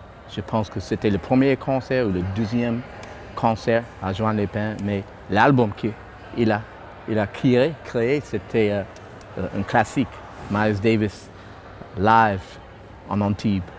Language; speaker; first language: French; non-native, fluent; English